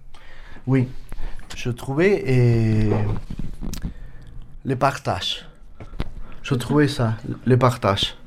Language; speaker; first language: French; non-native, learner; Spanish